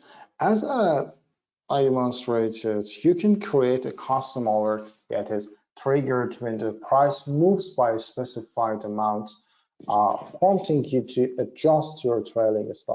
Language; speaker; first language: English; non-native, fluent; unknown